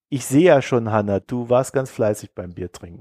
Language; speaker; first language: German; native; German